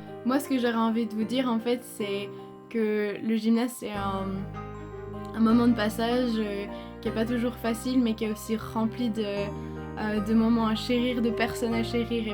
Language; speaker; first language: French; native; French